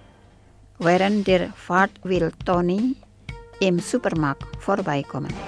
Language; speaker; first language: German; non-native, fluent; Indonesian